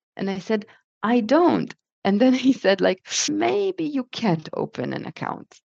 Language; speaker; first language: English; non-native, fluent; Hebrew